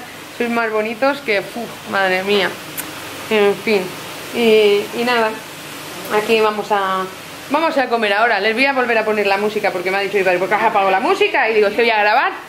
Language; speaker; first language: Spanish; native; Spanish